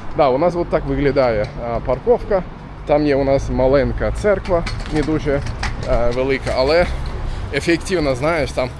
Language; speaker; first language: Ukrainian; non-native, learner; Turkish